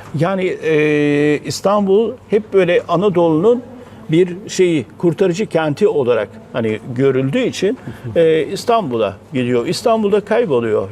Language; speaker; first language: Turkish; native; Turkish